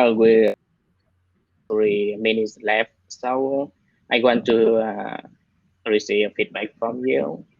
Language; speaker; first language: English; non-native, learner; Vietnamese